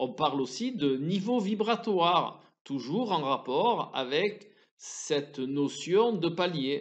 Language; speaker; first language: French; native; French